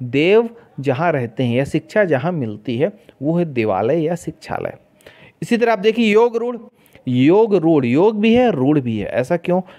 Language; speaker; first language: Hindi; native; Hindi